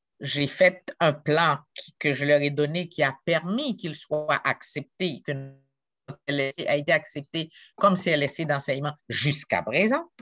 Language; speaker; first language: French; non-native, local second language; Haitian Creole